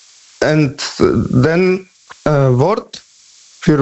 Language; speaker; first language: German; non-native, learner; Polish